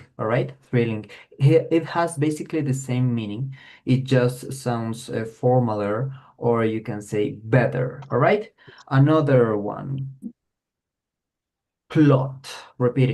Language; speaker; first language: English; non-native, fluent; Spanish